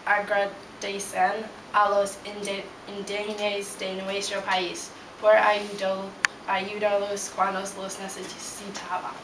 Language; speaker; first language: Spanish; non-native, learner; English